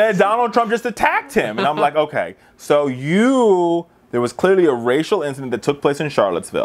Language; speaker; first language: English; native; English